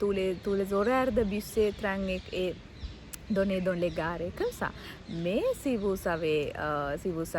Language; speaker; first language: French; non-native, learner; Sinhala